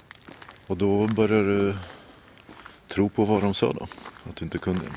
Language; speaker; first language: Swedish; native; Swedish